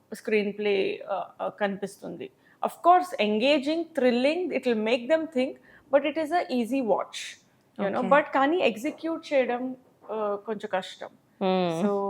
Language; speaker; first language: Telugu; non-native, learner; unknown